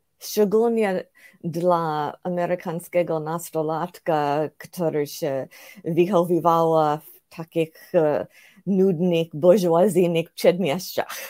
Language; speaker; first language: Polish; non-native, fluent; English